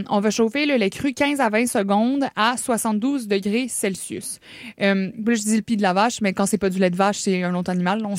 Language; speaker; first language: French; native; French